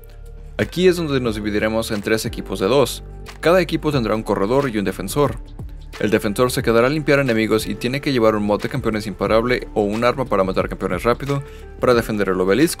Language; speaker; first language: Spanish; native; Spanish